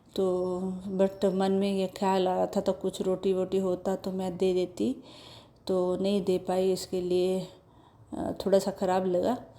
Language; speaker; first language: Hindi; non-native, local second language; Odia